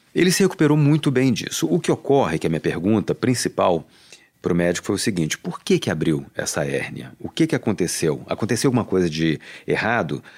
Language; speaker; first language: Portuguese; native; Portuguese